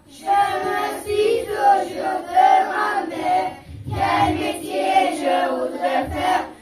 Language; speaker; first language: French; non-native, learner; Turkish